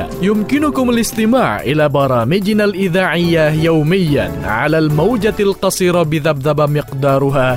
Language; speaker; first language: Arabic; non-native, fluent; Indonesian